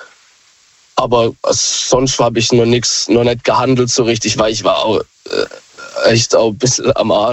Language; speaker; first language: German; native; German